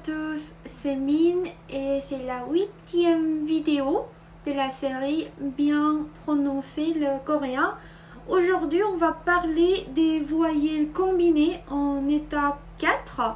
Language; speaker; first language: French; non-native, fluent; Korean